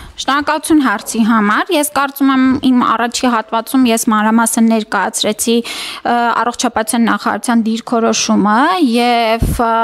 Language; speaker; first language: Armenian; native; Armenian